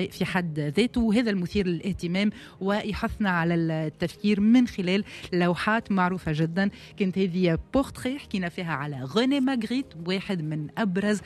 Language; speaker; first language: Arabic; native; Arabic